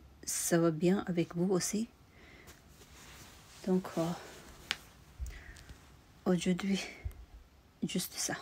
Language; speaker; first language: French; non-native, learner; Tibetan